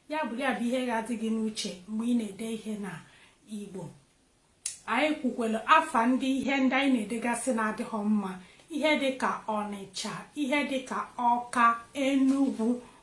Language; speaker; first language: Igbo; native; Igbo